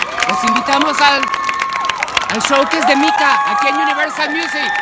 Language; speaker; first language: Spanish; native; Spanish